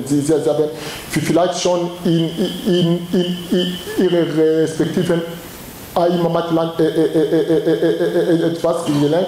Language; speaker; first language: German; non-native, learner; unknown